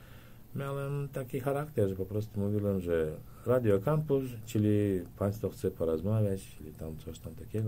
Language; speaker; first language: Polish; non-native, learner; Turkmen